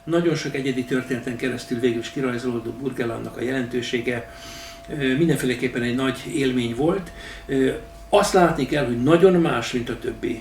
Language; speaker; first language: Hungarian; native; Hungarian